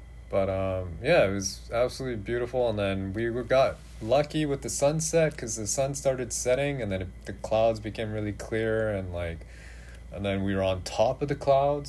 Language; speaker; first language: English; native; English